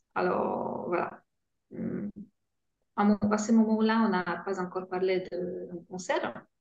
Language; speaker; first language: French; non-native, fluent; Polish